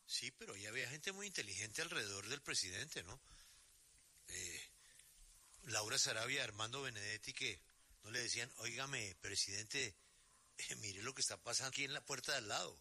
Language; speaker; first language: Spanish; native; Spanish